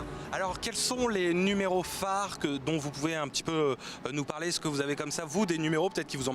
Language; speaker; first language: French; native; French